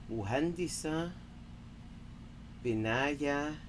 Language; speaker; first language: Arabic; non-native, learner; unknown